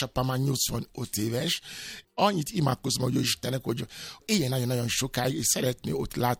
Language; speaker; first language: Hungarian; non-native, fluent; Yoruba